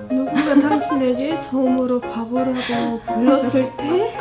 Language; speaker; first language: Korean; non-native, fluent; Uzbek